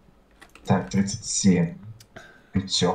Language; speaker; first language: Russian; native; Russian